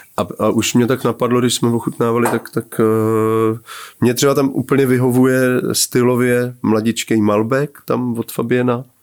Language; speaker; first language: Czech; native; Czech